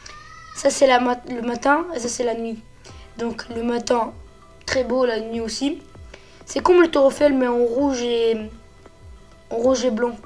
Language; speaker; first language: French; early bilingual, other home language; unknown